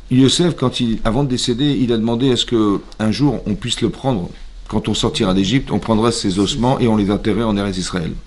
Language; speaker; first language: French; native; French